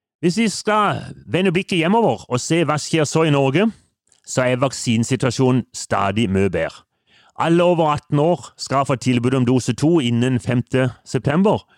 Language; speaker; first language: Norwegian; native; Norwegian